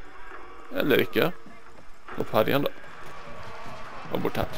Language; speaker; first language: Swedish; non-native, learner; Norwegian